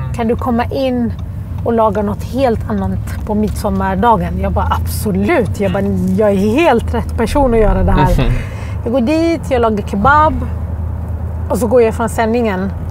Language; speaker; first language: Swedish; early bilingual, other home language; Arabic